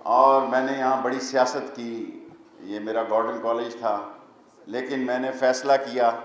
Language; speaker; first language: Urdu; non-native, local second language; Punjabi